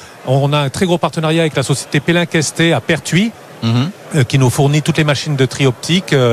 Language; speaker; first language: French; native; French